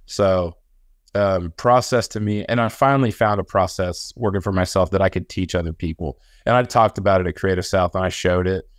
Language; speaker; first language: English; native; English